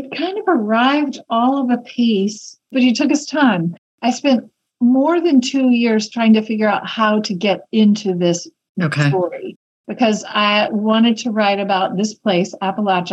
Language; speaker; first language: English; native; English